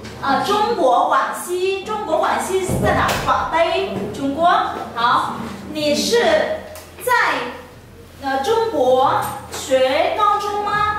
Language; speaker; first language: Chinese; non-native, fluent; Vietnamese